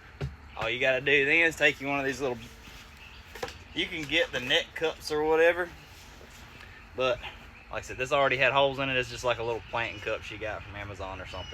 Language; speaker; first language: English; native; English